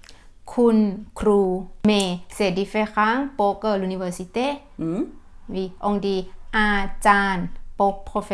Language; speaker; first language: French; non-native, fluent; Thai